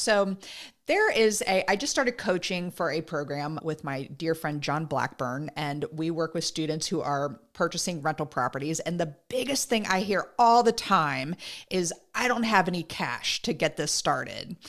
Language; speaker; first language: English; native; English